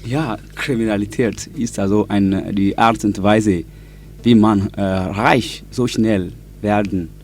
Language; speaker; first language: German; non-native, learner; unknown